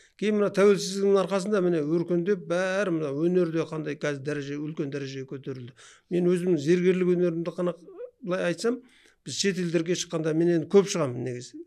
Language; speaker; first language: Kazakh; native; Kazakh